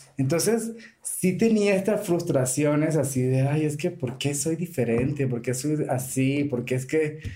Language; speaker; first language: Spanish; native; Spanish